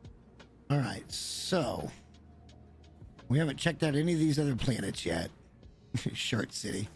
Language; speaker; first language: English; native; English